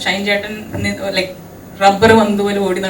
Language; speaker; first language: Malayalam; native; Malayalam